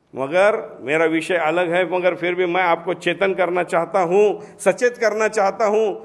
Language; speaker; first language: Hindi; non-native, local second language; Marathi